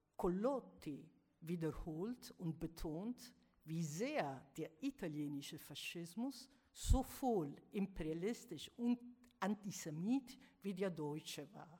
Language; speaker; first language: German; non-native, fluent; Italian